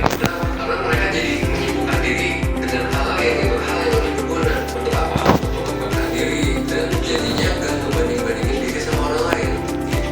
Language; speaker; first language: Indonesian; native; Indonesian